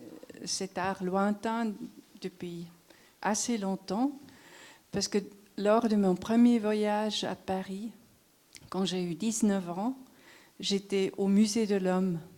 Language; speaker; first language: French; non-native, local second language; German